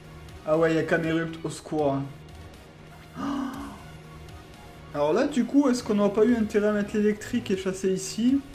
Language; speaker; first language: French; native; French